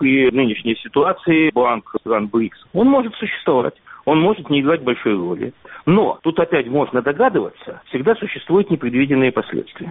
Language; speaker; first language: Russian; native; Russian